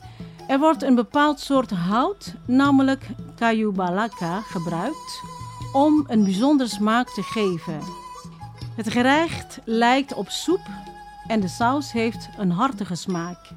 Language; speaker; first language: Dutch; non-native, fluent; Indonesian